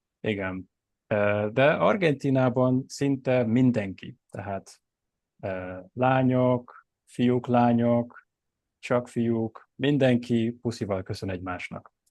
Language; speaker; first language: Hungarian; native; Hungarian